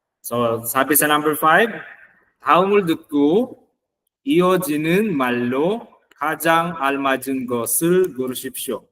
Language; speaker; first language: Korean; non-native, fluent; Filipino